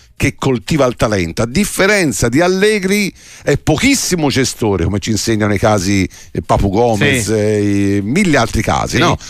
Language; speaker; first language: Italian; native; Italian